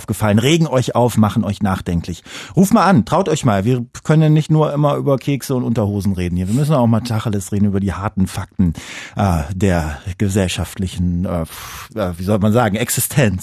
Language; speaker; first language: German; native; German